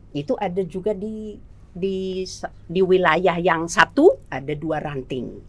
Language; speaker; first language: Indonesian; non-native, local second language; Batak Toba